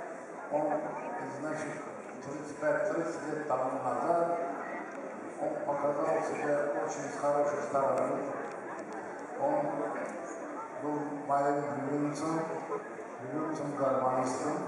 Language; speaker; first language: Russian; non-native, fluent; Azerbaijani